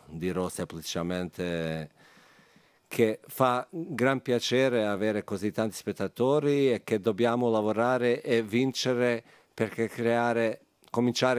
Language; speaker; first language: Italian; non-native, fluent; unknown